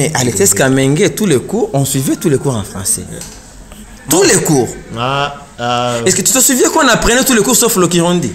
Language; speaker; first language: French; non-native, local second language; Rundi